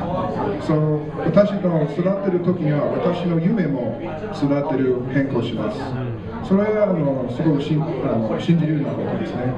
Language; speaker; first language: Japanese; non-native, learner; English